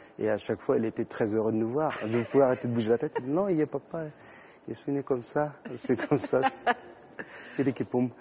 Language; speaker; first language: French; early bilingual, other home language; Arabic